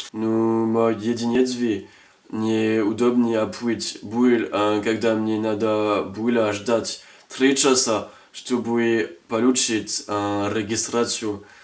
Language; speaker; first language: Russian; non-native, learner; French